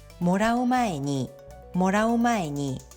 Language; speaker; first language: Japanese; non-native, fluent; Korean